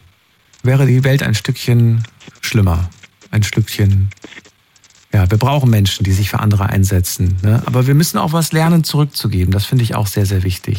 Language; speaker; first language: German; native; German